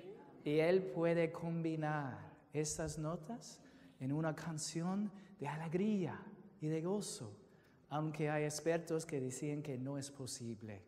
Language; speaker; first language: Spanish; non-native, fluent; English